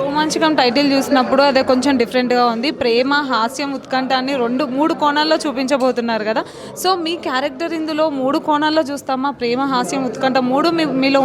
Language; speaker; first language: Telugu; native; Telugu